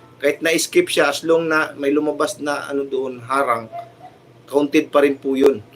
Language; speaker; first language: Filipino; non-native, local second language; Cebuano